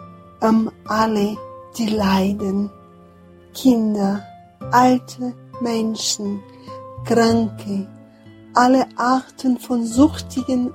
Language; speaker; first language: German; non-native, fluent; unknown